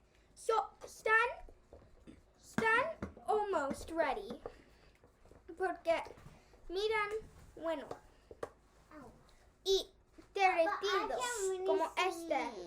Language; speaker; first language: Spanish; early bilingual, heritage; Spanish